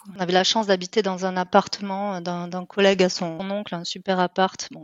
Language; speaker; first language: French; native; French